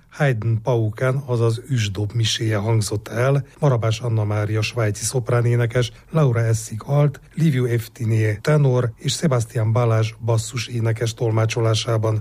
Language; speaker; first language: Hungarian; native; Hungarian